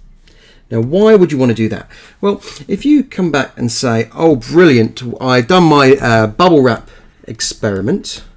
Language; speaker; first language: English; native; English